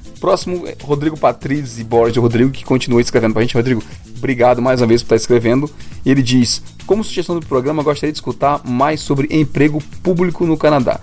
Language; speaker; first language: Portuguese; native; Portuguese